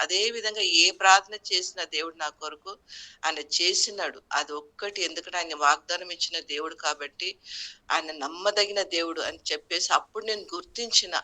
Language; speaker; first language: Telugu; non-native, local second language; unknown